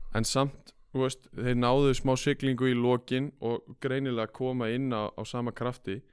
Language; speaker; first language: Icelandic; native; Icelandic